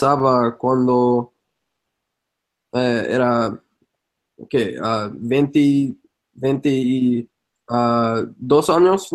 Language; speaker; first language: Spanish; non-native, fluent; English